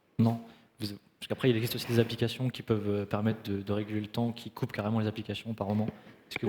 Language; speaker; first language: French; native; French